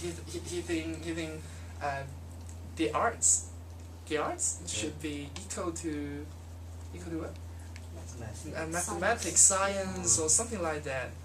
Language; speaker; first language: English; non-native, learner; Chinese